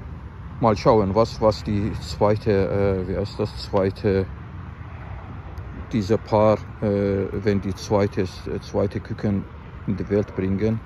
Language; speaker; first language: German; non-native, fluent; Azerbaijani